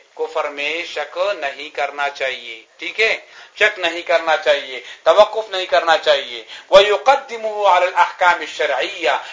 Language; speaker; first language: Urdu; non-native, local second language; Pashto